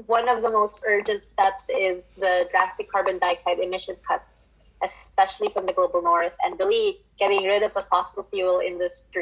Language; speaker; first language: English; non-native, local second language; Filipino